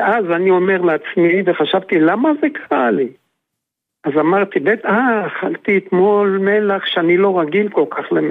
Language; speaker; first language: Hebrew; non-native, fluent; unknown